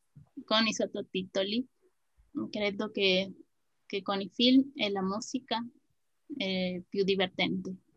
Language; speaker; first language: Italian; non-native, fluent; Spanish